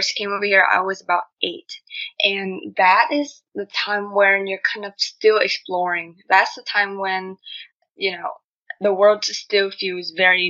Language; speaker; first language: English; non-native, fluent; Vietnamese